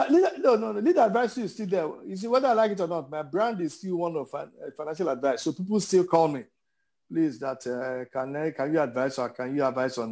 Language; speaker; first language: English; non-native, local second language; Yoruba